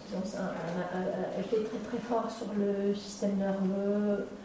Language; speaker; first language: French; non-native, fluent; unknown